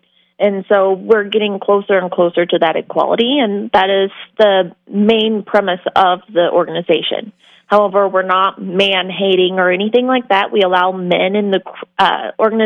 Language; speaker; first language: English; native; English